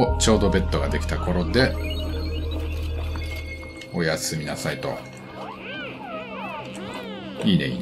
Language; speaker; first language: Japanese; native; Japanese